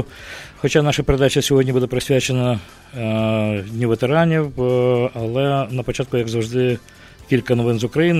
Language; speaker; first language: Ukrainian; native; Ukrainian